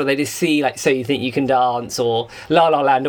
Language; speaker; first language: English; native; English